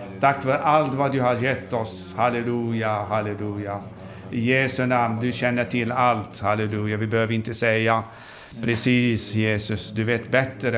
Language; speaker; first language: Swedish; non-native, fluent; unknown